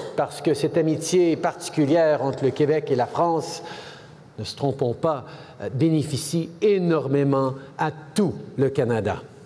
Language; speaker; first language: French; native; French